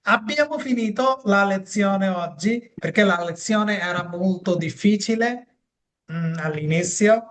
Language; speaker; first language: Italian; non-native, fluent; Bangla